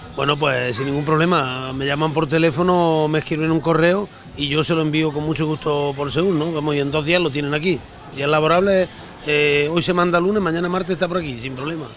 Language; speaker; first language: Spanish; native; Spanish